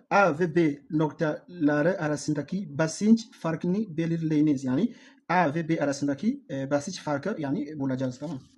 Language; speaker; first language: Turkish; non-native, learner; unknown